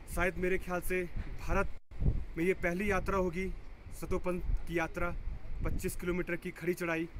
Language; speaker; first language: Hindi; native; Hindi